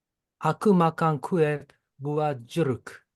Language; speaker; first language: Indonesian; non-native, learner; Japanese